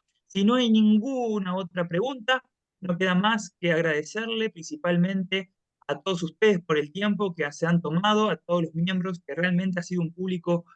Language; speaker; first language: Spanish; native; Spanish